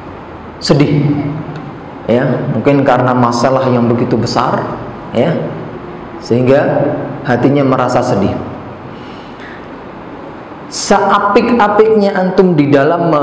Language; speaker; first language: Indonesian; native; Indonesian